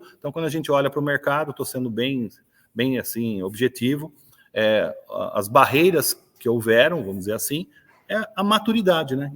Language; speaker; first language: Portuguese; native; Portuguese